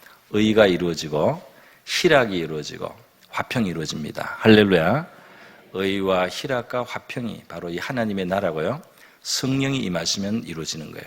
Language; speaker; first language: Korean; native; Korean